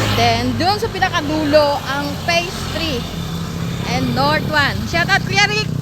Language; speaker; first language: Filipino; non-native, local second language; Surigaonon